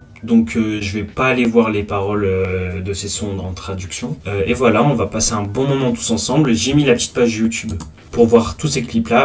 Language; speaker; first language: French; native; French